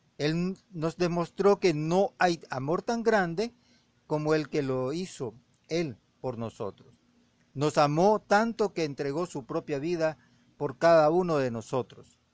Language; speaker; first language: Spanish; native; Spanish